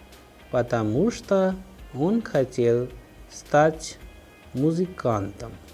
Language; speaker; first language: Russian; non-native, fluent; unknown